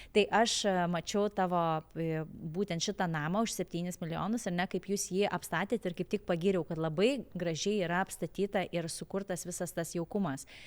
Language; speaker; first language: Lithuanian; native; Lithuanian